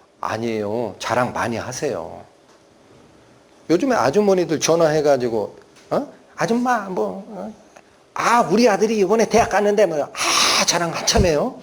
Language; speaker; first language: Korean; native; Korean